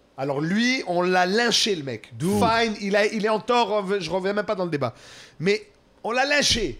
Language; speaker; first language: French; native; French